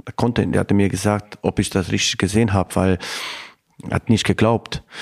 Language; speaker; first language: German; non-native, fluent; Albanian